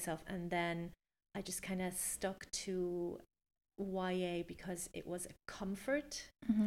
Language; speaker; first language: English; non-native, fluent; Polish